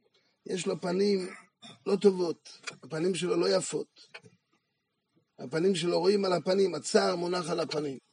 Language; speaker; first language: Hebrew; non-native, fluent; French